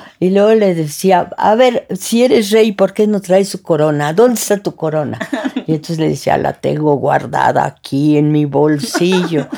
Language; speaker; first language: Spanish; early bilingual, other home language; French